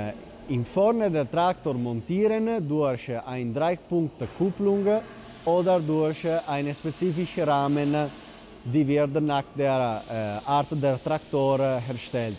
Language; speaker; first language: German; non-native, fluent; Italian